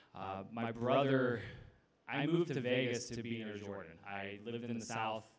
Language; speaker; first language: English; native; English